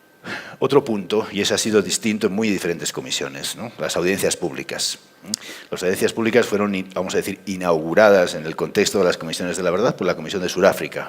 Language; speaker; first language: Spanish; native; Spanish